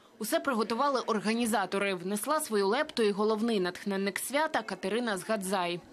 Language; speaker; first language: Ukrainian; native; Ukrainian